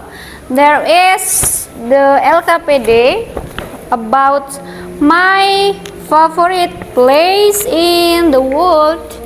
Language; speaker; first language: English; non-native, learner; Indonesian